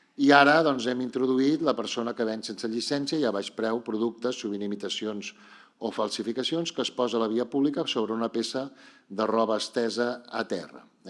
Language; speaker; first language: Catalan; native; Catalan